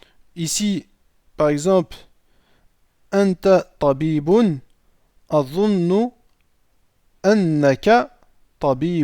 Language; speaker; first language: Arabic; non-native, fluent; French